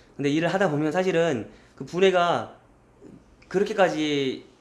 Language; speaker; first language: Korean; early bilingual, heritage; Korean